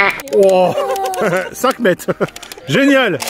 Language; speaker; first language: French; native; French